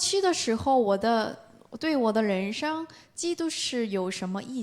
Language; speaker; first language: Chinese; non-native, learner; Korean